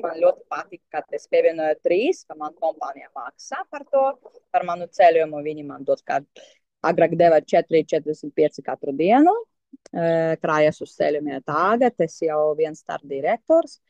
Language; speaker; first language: Latvian; non-native, local second language; Russian